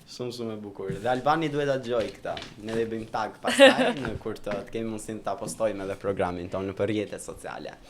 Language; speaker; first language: Albanian; native; Albanian